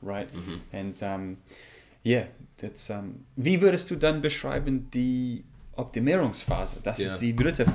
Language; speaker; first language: German; non-native, learner; English